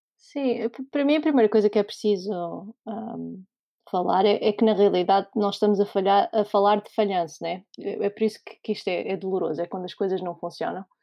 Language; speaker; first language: Portuguese; native; Portuguese